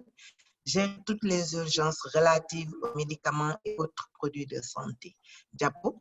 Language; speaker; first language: French; non-native, local second language; Wolof